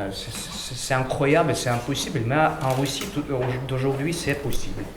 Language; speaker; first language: French; non-native, learner; Russian